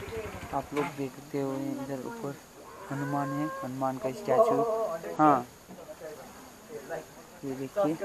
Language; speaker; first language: Hindi; non-native, local second language; Nepali